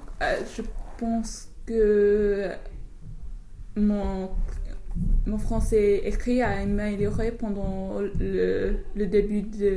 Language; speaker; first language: French; non-native, fluent; English